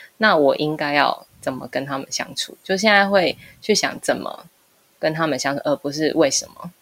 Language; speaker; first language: Chinese; native; Chinese